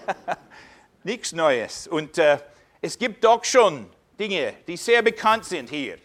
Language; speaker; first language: German; non-native, fluent; English